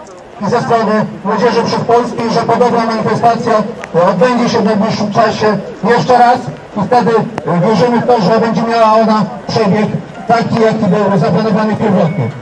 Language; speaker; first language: Polish; native; Polish